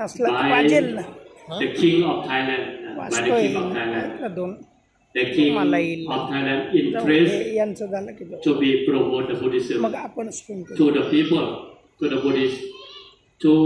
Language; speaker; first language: English; non-native, learner; Thai